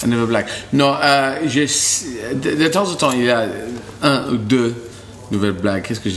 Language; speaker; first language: French; non-native, learner; English